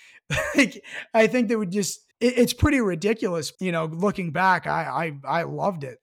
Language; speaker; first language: English; native; English